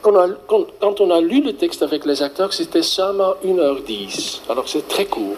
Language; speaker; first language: French; non-native, fluent; Dutch